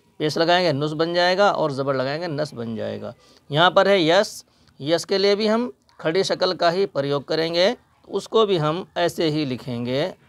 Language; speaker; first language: Hindi; native; Hindi